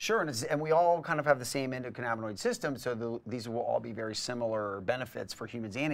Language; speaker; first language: English; native; English